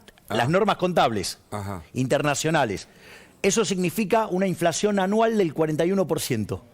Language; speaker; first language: Spanish; native; Spanish